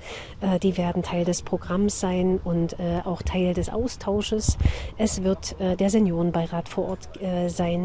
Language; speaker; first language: German; native; German